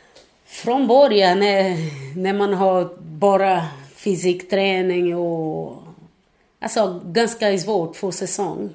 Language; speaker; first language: Swedish; non-native, fluent; Portuguese